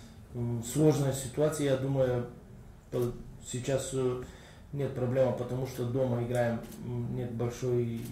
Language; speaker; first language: Russian; non-native, learner; Bulgarian